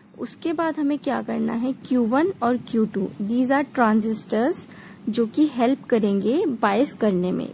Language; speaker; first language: Hindi; native; Hindi